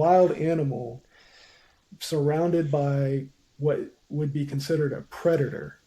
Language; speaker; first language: English; native; English